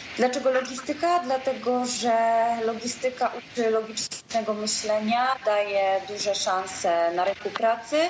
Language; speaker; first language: Polish; native; Polish